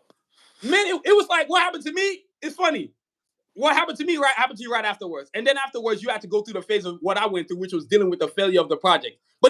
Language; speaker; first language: English; native; English